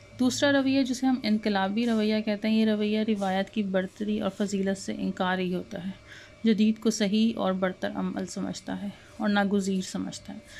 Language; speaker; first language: Urdu; non-native, local second language; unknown